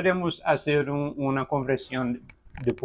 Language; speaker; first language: Spanish; non-native, learner; Portuguese